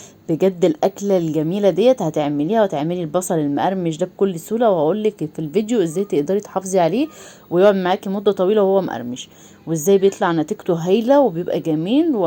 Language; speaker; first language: Arabic; native; Arabic